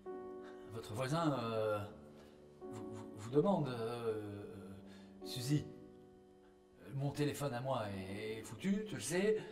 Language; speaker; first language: French; native; French